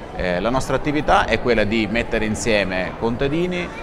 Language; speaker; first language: Italian; native; Italian